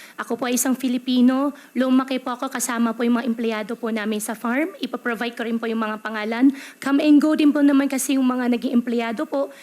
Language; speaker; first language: Filipino; native; Filipino